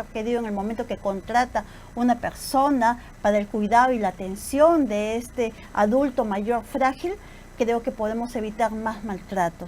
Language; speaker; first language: Spanish; native; Spanish